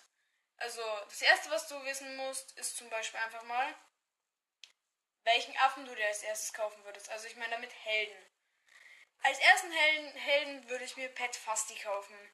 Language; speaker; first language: German; native; German